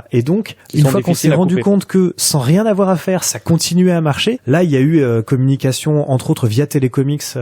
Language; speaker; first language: French; native; French